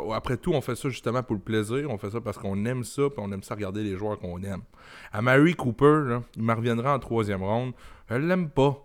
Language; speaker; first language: French; native; French